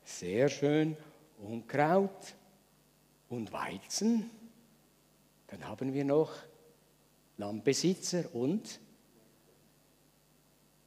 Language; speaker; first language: German; native; German